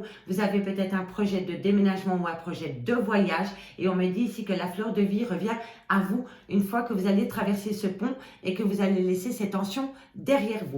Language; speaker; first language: French; native; French